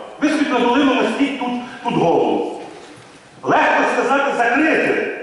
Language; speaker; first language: Ukrainian; native; Ukrainian